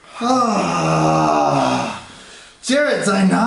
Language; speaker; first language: Chinese; non-native, learner; English